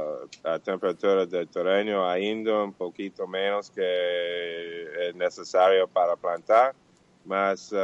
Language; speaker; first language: Portuguese; non-native, learner; Spanish